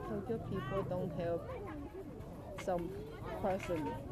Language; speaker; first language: English; non-native, learner; Japanese